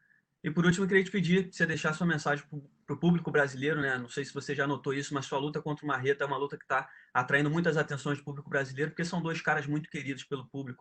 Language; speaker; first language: Portuguese; native; Portuguese